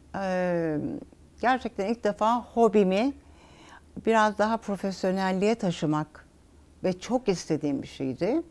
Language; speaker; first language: Turkish; native; Turkish